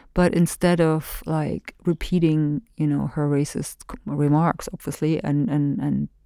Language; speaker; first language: English; non-native, fluent; German